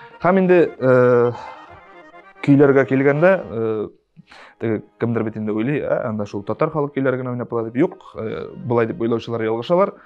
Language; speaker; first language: Tatar; native; Tatar